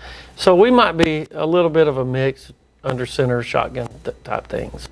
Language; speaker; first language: English; native; English